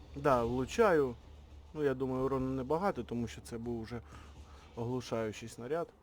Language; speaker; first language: Ukrainian; non-native, local second language; Russian